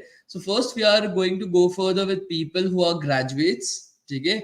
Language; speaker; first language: English; non-native, local second language; Hindi